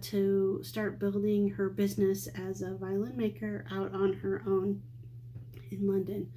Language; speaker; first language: English; native; English